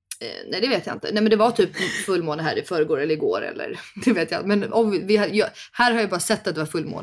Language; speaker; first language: Swedish; native; Swedish